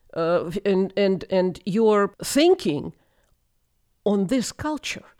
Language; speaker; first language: English; non-native, fluent; Russian